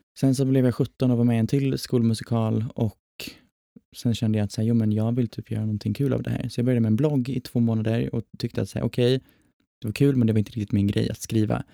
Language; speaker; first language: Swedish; native; Swedish